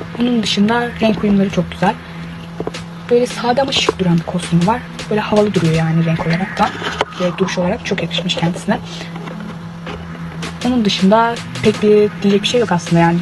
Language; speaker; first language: Turkish; native; Turkish